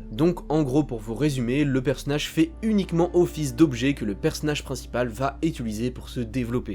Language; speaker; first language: French; native; French